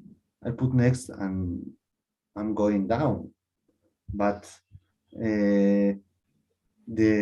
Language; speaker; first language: English; non-native, learner; Spanish